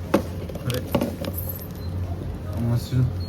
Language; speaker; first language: Japanese; non-native, learner; Mongolian